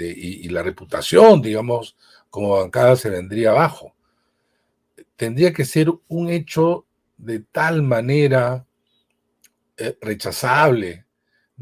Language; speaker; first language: Spanish; native; Spanish